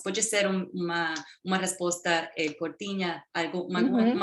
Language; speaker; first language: Portuguese; non-native, fluent; Spanish